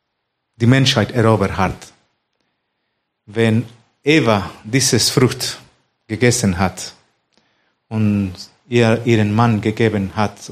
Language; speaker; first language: German; non-native, fluent; Spanish